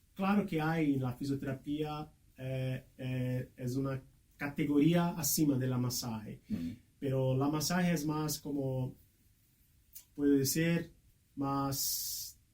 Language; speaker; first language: Spanish; non-native, fluent; Portuguese